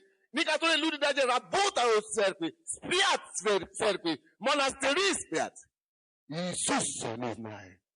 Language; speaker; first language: Russian; non-native, fluent; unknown